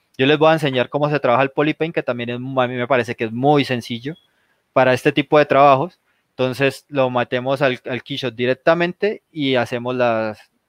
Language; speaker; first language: Spanish; native; Spanish